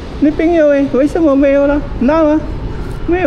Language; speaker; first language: Chinese; non-native, learner; Filipino